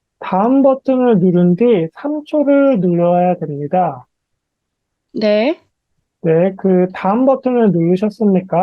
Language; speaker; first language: Korean; native; Korean